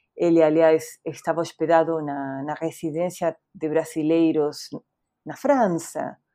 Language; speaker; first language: Portuguese; non-native, fluent; Spanish